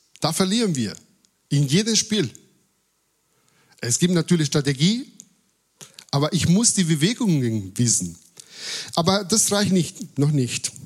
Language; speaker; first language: German; non-native, fluent; Spanish